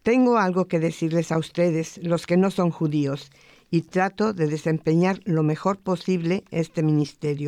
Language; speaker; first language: Spanish; native; Spanish